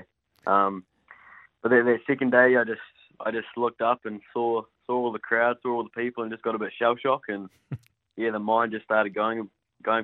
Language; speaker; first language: English; native; English